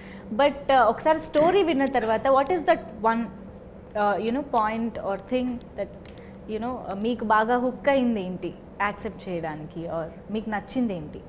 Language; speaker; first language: Telugu; native; Telugu